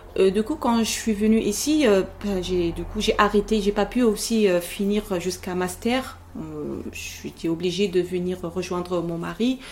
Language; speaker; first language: French; non-native, local second language; Arabic